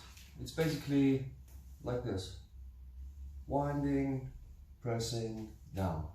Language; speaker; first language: English; non-native, fluent; German